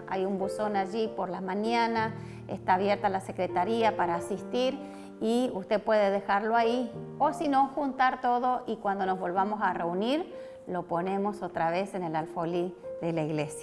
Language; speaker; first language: Spanish; native; Spanish